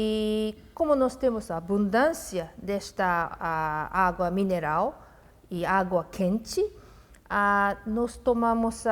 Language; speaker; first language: Portuguese; non-native, fluent; Japanese